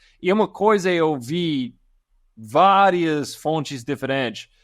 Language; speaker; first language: Portuguese; non-native, fluent; English